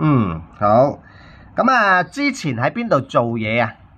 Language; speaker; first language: Cantonese; native; Cantonese